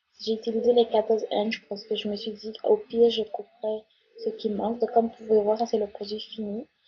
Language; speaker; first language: French; non-native, local second language; Haitian Creole